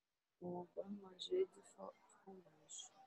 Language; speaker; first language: French; non-native, learner; Portuguese